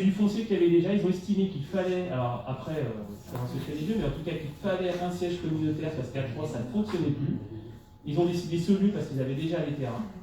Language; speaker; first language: French; native; French